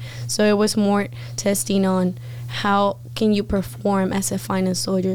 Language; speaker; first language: English; non-native, fluent; Spanish